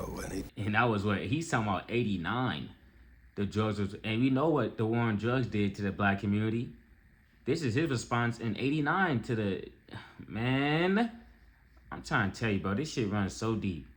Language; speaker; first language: English; native; English